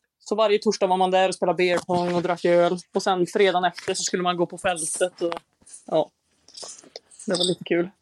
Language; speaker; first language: Swedish; native; Swedish